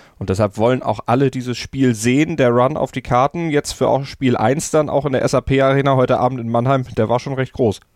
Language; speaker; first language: German; native; German